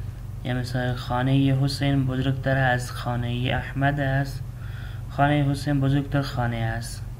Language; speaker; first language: Persian; non-native, fluent; Urdu